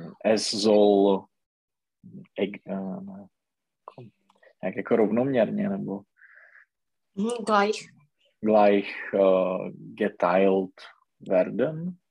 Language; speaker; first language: German; non-native, learner; Czech